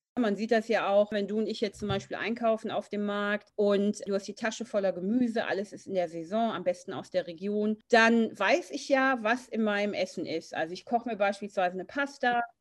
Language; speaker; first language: German; native; German